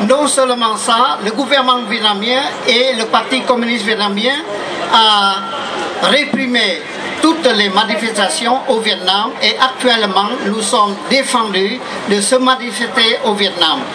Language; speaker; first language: French; non-native, fluent; Vietnamese